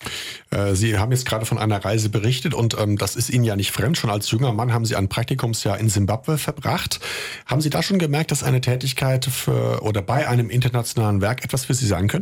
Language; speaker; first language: German; native; German